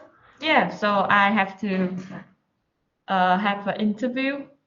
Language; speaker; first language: English; non-native, learner; Vietnamese